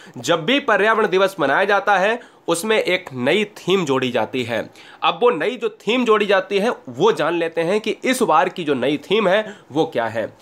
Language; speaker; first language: Hindi; native; Hindi